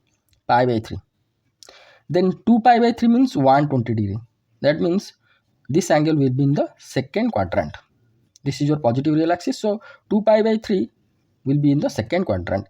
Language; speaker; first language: English; non-native, local second language; Odia